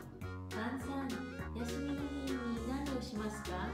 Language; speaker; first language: Japanese; non-native, learner; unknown